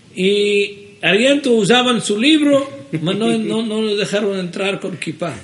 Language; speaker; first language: Spanish; early bilingual, heritage; Spanish